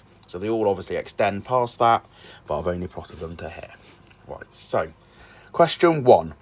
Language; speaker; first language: English; native; English